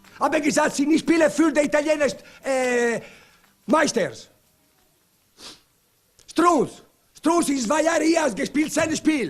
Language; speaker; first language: German; non-native, learner; Italian